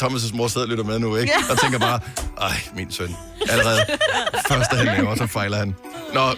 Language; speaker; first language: Danish; native; Danish